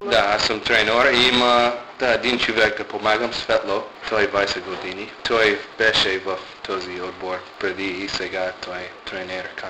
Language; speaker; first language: Bulgarian; non-native, learner; English